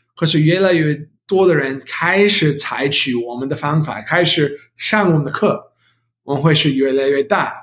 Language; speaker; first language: Chinese; non-native, learner; English